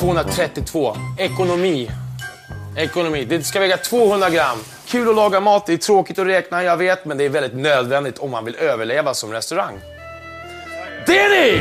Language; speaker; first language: Swedish; native; Swedish